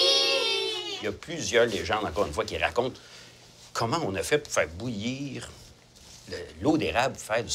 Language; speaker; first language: French; native; French